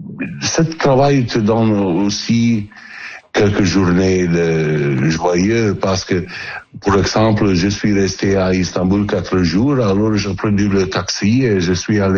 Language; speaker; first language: French; non-native, learner; Italian